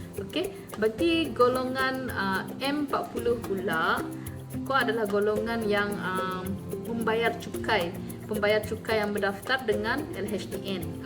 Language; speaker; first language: Malay; non-native, local second language; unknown